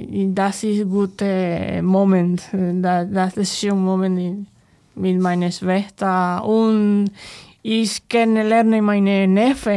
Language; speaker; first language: German; non-native, learner; Spanish